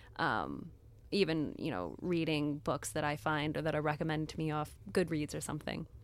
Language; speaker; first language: English; native; English